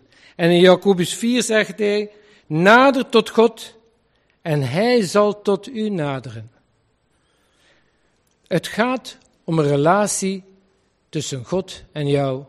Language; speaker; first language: Dutch; native; Dutch